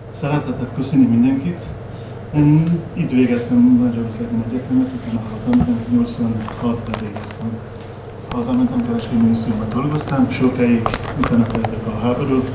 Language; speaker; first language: Hungarian; non-native, learner; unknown